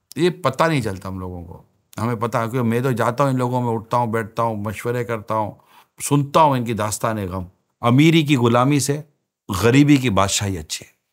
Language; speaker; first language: Urdu; native; Urdu